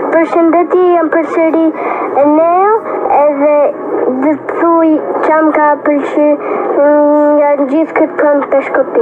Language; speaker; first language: Albanian; early bilingual, heritage; Albanian